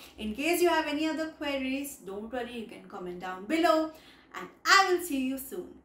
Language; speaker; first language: English; non-native, local second language; Hindi